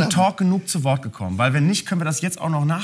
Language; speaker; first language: German; native; German